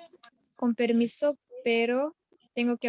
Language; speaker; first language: Spanish; non-native, learner; Portuguese